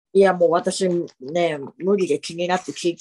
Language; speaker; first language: Japanese; native; Japanese